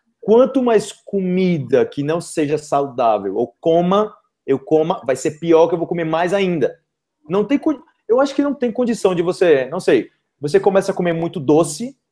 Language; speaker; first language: Portuguese; native; Portuguese